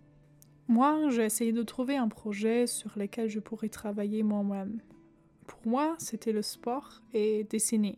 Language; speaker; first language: French; non-native, fluent; German